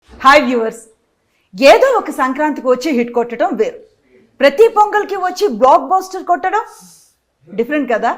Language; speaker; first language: Telugu; native; Telugu